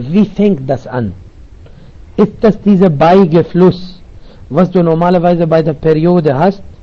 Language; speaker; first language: German; non-native, fluent; Arabic